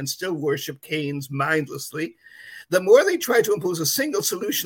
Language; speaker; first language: English; native; English